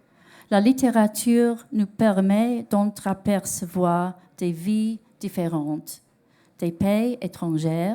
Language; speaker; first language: French; non-native, learner; English